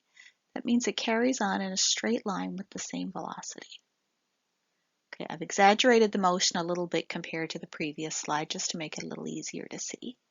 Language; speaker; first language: English; native; English